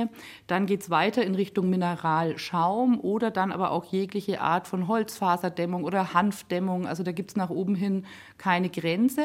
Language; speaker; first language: German; native; German